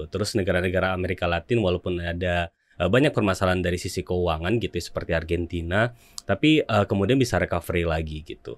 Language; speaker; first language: Indonesian; native; Indonesian